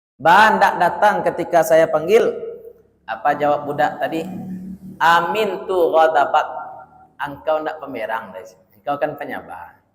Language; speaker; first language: Malay; non-native, local second language; Minangkabau